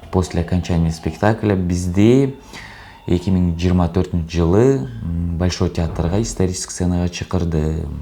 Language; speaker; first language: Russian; non-native, local second language; Kyrgyz